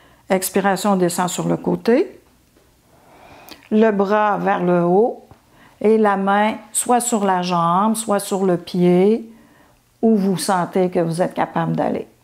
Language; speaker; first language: French; native; French